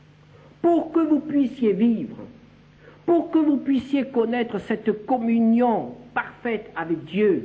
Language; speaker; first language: French; native; French